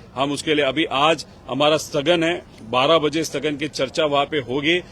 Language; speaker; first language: Hindi; non-native, local second language; Marathi